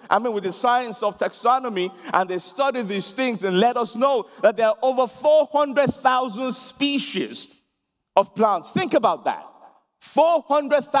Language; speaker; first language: English; non-native, local second language; Yoruba